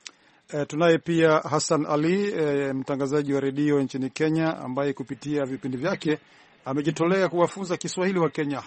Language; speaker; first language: Swahili; non-native, local second language; Rundi